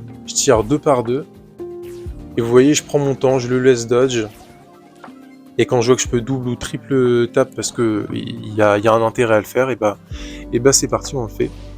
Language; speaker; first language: French; native; French